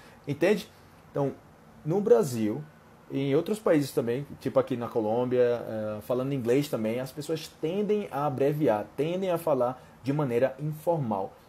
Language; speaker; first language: Portuguese; native; Portuguese